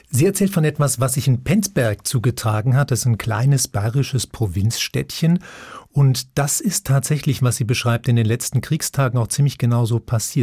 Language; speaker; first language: German; native; German